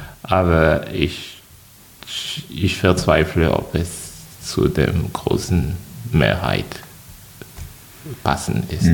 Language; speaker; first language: German; non-native, fluent; French